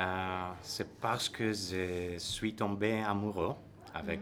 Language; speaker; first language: French; non-native, learner; Greek